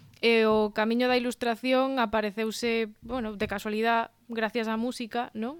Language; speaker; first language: Galician; non-native, local second language; Spanish